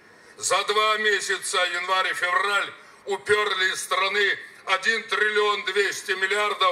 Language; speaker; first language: Russian; native; Russian